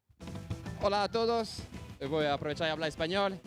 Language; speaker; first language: Spanish; non-native, fluent; Portuguese